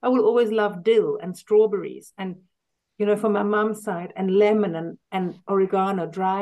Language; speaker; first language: English; native; English